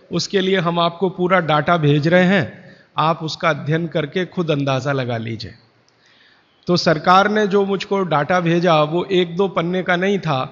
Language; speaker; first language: Hindi; native; Hindi